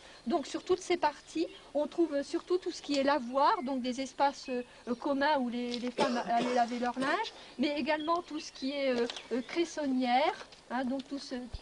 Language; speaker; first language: French; native; French